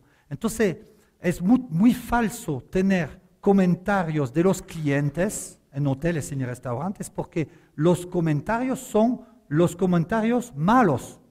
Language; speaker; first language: Spanish; non-native, fluent; French